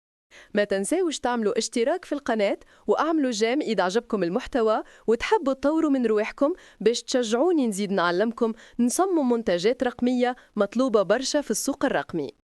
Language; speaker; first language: Arabic; native; Arabic